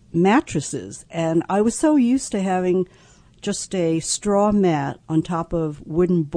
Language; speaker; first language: English; early bilingual, other home language; Cantonese